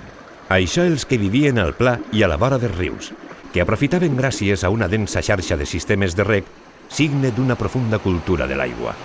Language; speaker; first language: Catalan; native; Catalan